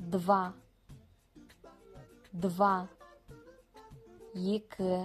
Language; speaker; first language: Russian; non-native, fluent; Kazakh